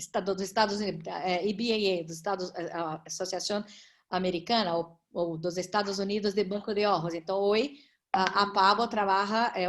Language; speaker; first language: Portuguese; non-native, learner; Spanish